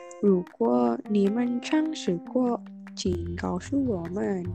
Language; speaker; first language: Chinese; non-native, learner; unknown